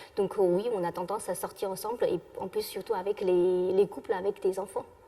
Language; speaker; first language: French; non-native, fluent; Chinese